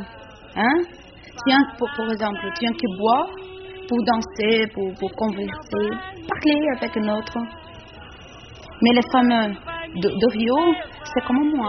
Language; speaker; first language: French; non-native, learner; Portuguese